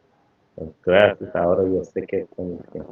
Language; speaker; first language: Spanish; non-native, fluent; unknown